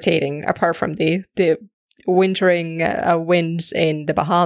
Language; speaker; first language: English; native; English